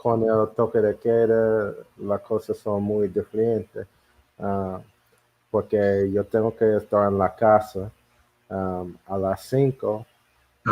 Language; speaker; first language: Spanish; non-native, learner; English